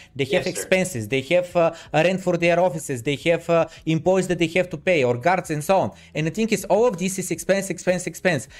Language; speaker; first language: English; non-native, fluent; Bulgarian